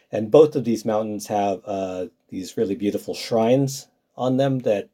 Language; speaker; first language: English; native; English